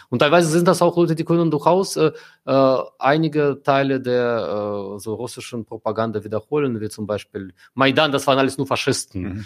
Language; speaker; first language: German; non-native, fluent; Russian